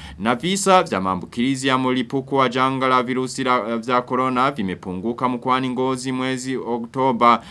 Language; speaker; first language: Swahili; non-native, local second language; Rundi